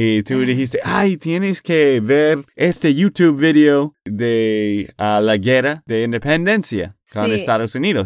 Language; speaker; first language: Spanish; non-native, fluent; English